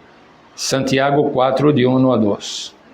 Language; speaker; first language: Spanish; non-native, learner; Portuguese